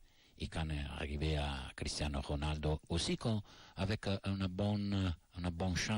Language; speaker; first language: French; non-native, learner; Italian